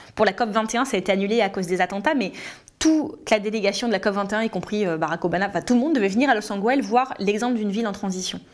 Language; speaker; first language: French; native; French